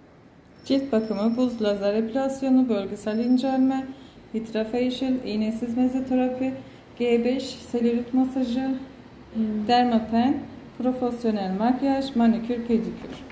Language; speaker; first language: Turkish; native; Turkish